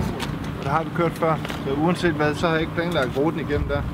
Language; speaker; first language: Danish; native; Danish